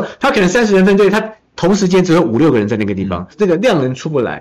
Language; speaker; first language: Chinese; native; Chinese